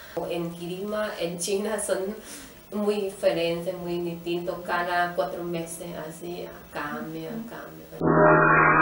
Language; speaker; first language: Spanish; non-native, learner; Chinese